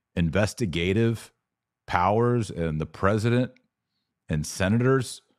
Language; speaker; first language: English; native; English